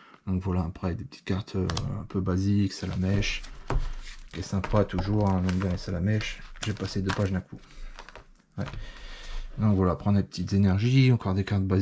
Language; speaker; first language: French; native; French